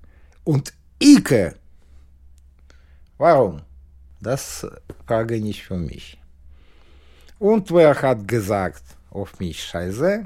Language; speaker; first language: German; non-native, learner; Russian